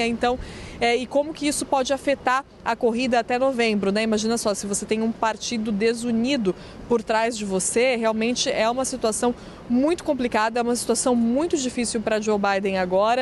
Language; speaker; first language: Portuguese; native; Portuguese